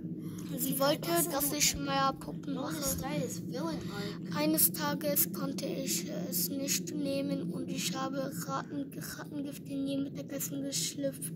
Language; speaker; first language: German; native; German